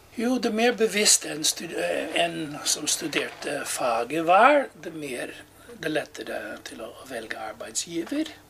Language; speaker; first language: Norwegian; non-native, fluent; English